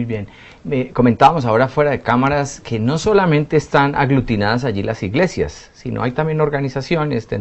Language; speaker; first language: Spanish; native; Spanish